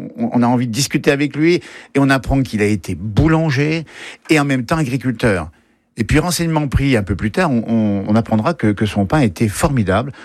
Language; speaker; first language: French; native; French